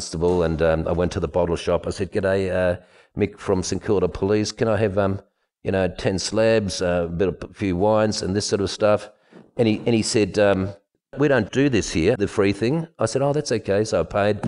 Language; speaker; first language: English; non-native, fluent; German